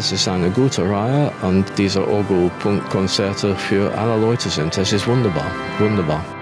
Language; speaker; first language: German; non-native, learner; English